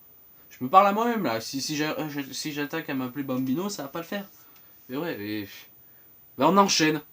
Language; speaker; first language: French; native; French